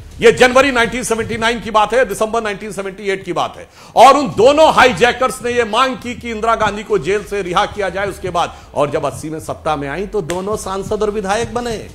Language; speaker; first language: Hindi; native; Hindi